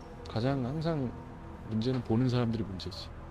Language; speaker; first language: Korean; native; Korean